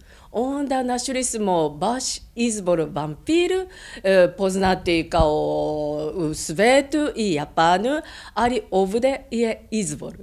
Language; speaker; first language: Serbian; non-native, learner; Japanese